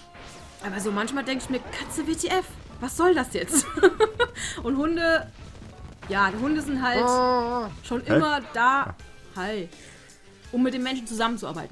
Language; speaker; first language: German; native; German